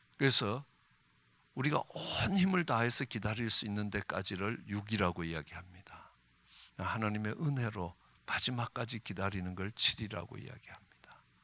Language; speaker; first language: Korean; native; Korean